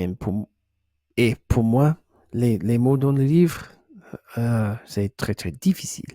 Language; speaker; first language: French; non-native, learner; English